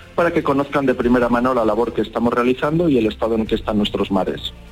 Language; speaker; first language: Spanish; native; Spanish